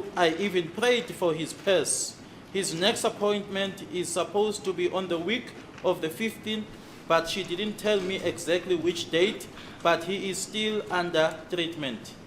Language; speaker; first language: English; non-native, local second language; Zulu